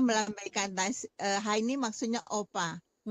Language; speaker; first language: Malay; non-native, learner; Indonesian